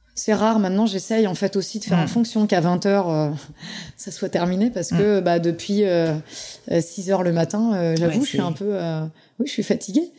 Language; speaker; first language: French; native; French